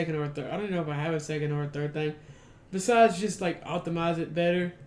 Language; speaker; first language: English; native; English